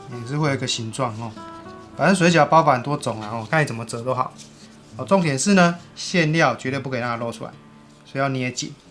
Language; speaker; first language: Chinese; native; Chinese